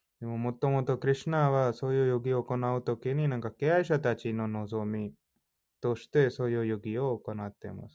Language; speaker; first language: Japanese; non-native, fluent; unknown